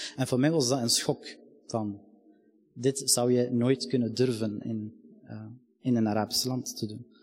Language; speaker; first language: Dutch; non-native, fluent; Arabic